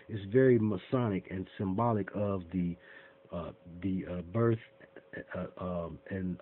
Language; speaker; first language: English; native; English